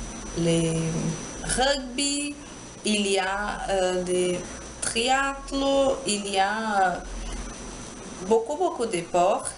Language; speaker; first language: French; non-native, learner; Portuguese